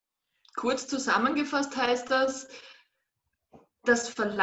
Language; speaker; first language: German; native; German